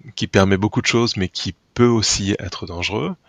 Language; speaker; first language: French; native; French